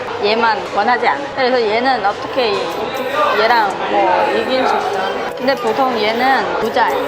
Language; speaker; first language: Korean; non-native, learner; Vietnamese